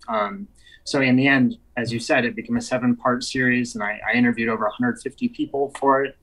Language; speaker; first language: English; native; English